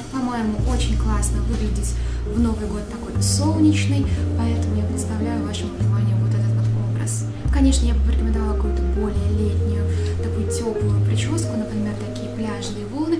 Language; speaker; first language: Russian; native; Russian